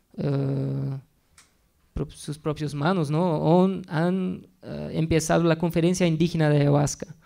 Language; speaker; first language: Spanish; non-native, fluent; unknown